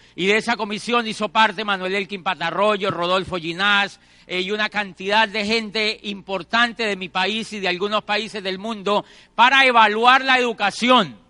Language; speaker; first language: Spanish; native; Spanish